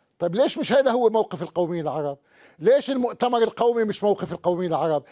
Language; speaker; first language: Arabic; native; Arabic